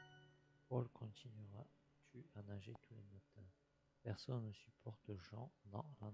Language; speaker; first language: French; non-native, learner; English